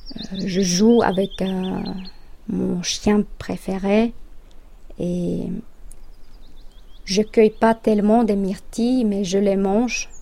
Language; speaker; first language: French; non-native, fluent; Finnish